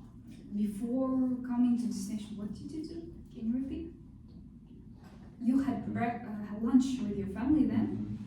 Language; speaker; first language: English; non-native, fluent; Kazakh